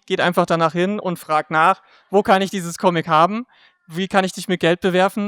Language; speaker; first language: German; native; German